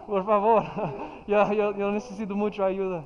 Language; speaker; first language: Spanish; non-native, learner; English